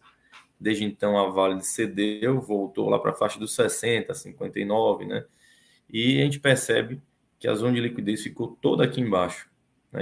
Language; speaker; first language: Portuguese; native; Portuguese